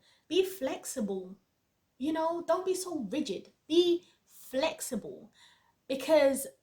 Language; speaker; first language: English; native; English